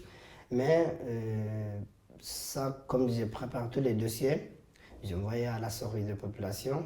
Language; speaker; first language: French; non-native, fluent; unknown